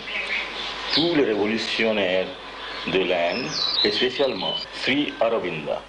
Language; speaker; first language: French; non-native, local second language; Bangla